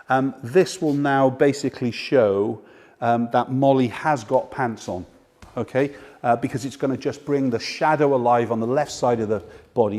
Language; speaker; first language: English; native; English